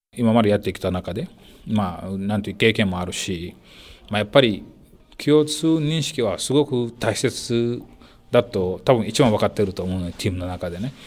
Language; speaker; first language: Japanese; non-native, fluent; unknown